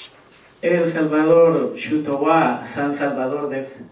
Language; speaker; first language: Japanese; non-native, learner; Spanish